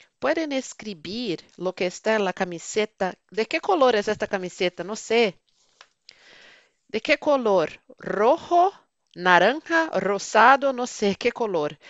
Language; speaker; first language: Spanish; non-native, fluent; Portuguese